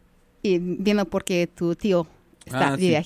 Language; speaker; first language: Spanish; non-native, fluent; English